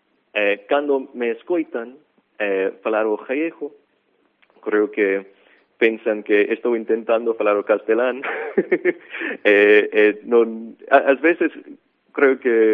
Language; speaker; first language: Galician; non-native, fluent; English